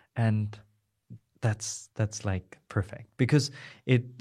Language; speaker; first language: English; non-native, fluent; German